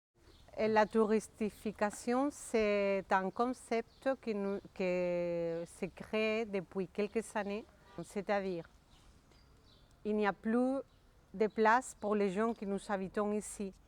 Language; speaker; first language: French; non-native, fluent; Spanish